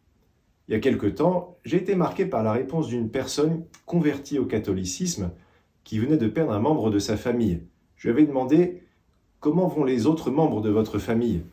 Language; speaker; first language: French; native; French